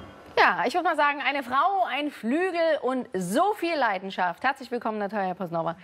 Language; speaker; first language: German; native; German